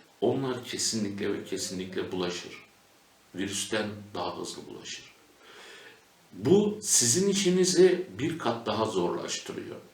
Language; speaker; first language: Turkish; native; Turkish